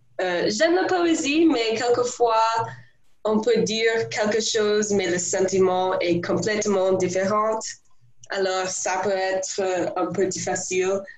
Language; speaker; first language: French; non-native, learner; English